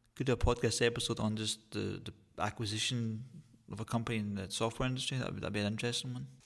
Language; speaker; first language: English; native; English